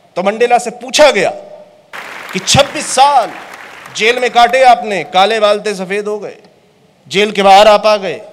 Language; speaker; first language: Hindi; native; Hindi